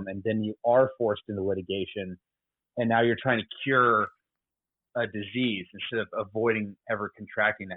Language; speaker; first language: English; native; English